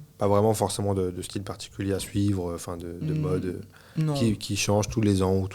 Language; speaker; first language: French; native; French